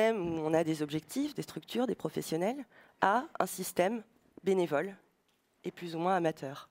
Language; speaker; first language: French; native; French